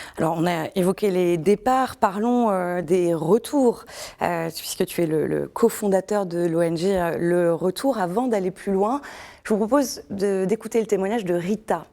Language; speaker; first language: French; native; French